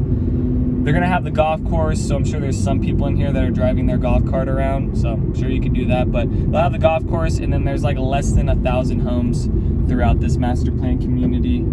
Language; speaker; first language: English; native; English